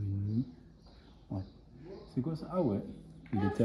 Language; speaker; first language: French; native; French